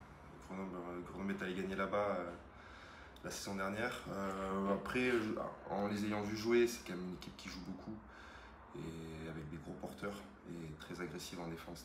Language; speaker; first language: French; native; French